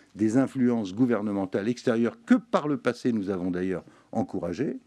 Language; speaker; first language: French; native; French